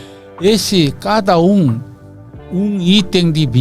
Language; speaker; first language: Portuguese; non-native, learner; Korean